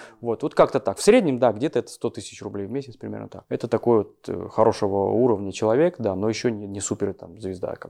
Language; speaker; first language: Russian; native; Russian